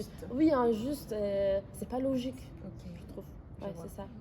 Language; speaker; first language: French; non-native, fluent; Azerbaijani